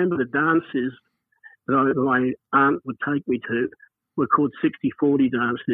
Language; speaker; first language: English; native; English